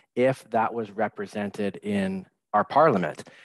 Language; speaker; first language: English; native; English